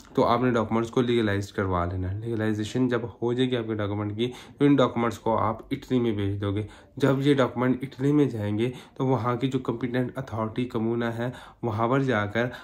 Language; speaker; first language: Urdu; non-native, local second language; Punjabi